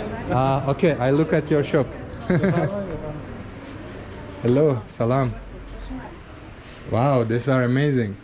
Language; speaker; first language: English; non-native, fluent; Azerbaijani